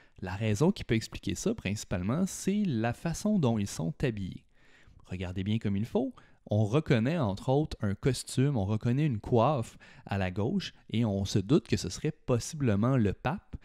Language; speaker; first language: French; native; French